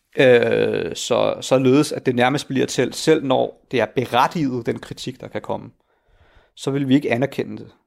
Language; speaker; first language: Danish; early bilingual, other home language; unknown